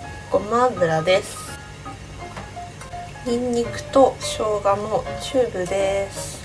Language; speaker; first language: Japanese; non-native, local second language; Chinese